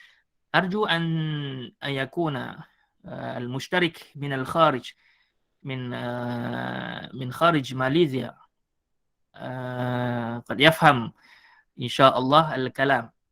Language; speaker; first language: Arabic; non-native, fluent; Malay